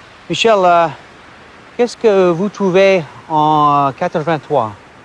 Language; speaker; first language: French; non-native, learner; English